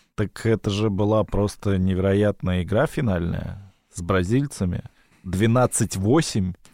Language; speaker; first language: Russian; native; Russian